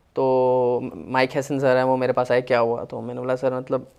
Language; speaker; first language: Hindi; native; Hindi